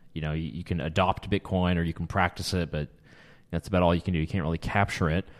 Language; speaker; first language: English; native; English